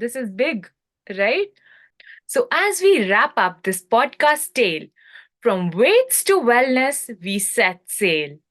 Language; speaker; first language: English; non-native, local second language; Hindi